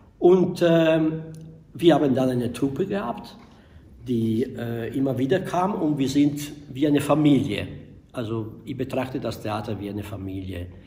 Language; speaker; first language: German; non-native, fluent; Italian